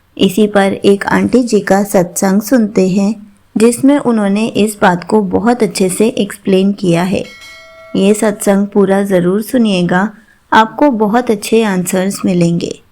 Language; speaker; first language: Hindi; native; Hindi